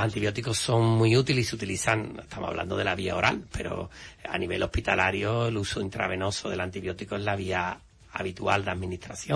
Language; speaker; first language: Spanish; native; Spanish